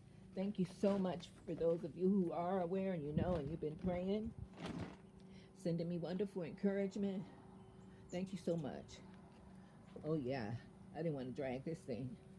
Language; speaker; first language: English; native; English